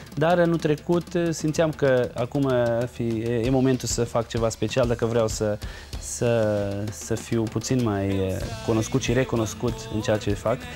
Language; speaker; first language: Romanian; non-native, fluent; Portuguese